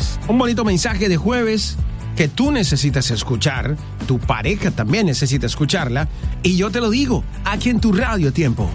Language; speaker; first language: Spanish; native; Spanish